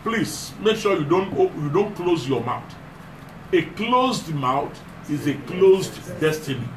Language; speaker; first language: English; non-native, local second language; Yoruba